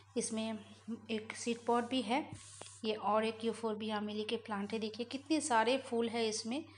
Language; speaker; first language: Hindi; non-native, local second language; Bangla